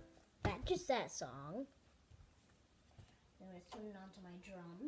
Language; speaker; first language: English; native; English